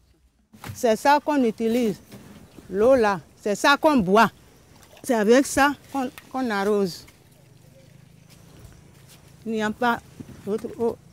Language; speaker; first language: French; non-native, learner; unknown